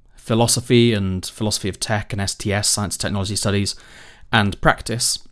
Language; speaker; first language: English; native; English